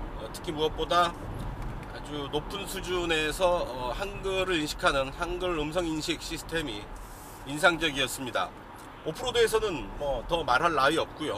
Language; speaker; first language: Korean; native; Korean